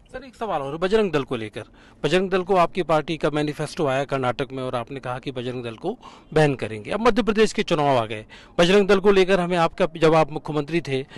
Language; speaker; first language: Hindi; native; Hindi